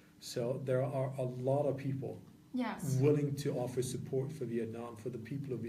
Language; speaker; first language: English; non-native, fluent; Norwegian